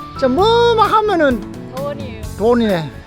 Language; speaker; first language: Korean; native; Korean